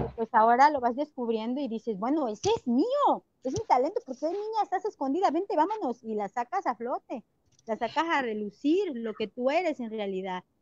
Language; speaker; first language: Spanish; native; Spanish